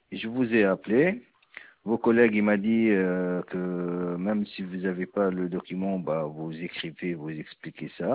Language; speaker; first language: French; non-native, local second language; Arabic